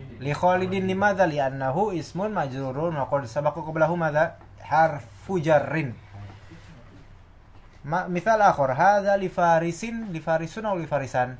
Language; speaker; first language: Arabic; non-native, fluent; Indonesian